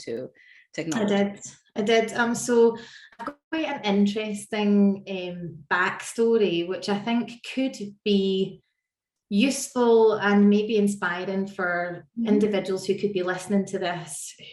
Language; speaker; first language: English; native; English